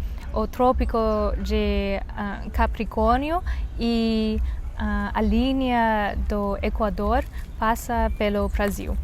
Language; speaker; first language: Portuguese; non-native, learner; Chinese